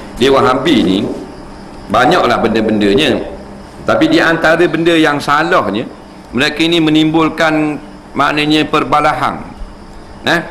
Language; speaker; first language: Malay; native; Malay